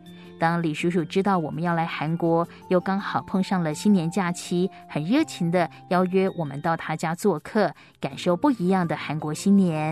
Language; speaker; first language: Chinese; native; Chinese